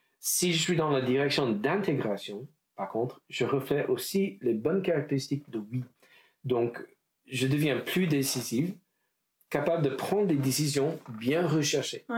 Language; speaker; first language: French; non-native, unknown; English